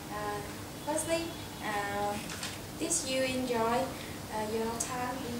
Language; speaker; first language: English; non-native, learner; Vietnamese